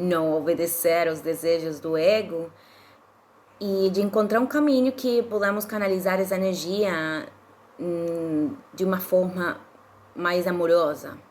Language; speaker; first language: Portuguese; non-native, fluent; Spanish